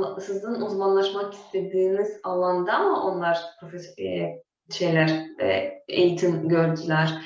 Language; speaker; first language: Turkish; non-native, fluent; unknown